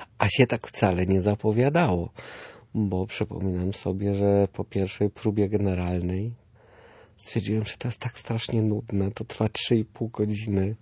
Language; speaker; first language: Polish; early bilingual, heritage; Polish